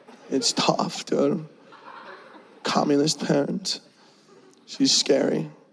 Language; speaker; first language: English; early bilingual, other home language; Spanish